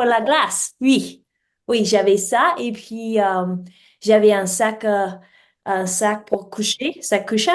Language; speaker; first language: French; non-native, learner; English